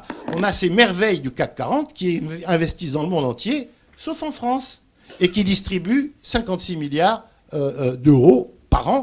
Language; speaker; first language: French; native; French